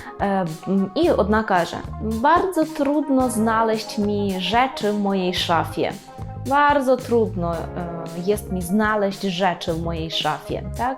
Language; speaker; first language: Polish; non-native, fluent; Ukrainian